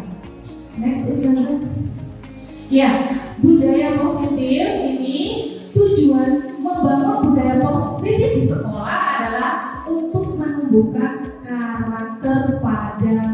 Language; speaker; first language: Indonesian; native; Indonesian